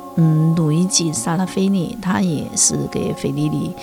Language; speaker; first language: Chinese; native; Chinese